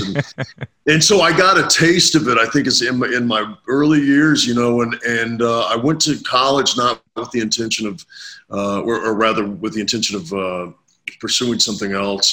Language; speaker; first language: English; native; English